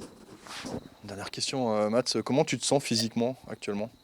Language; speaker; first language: French; native; French